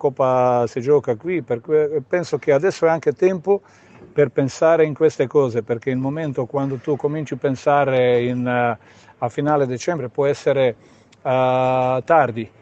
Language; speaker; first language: Italian; non-native, fluent; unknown